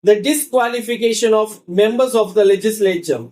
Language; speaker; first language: English; non-native, local second language; Tamil